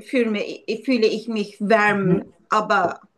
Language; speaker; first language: German; non-native, learner; Turkish